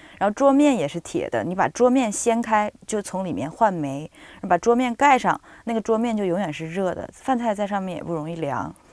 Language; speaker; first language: Chinese; native; Chinese